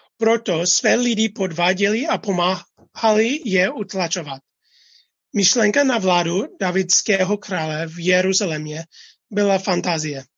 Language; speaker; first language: Czech; non-native, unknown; English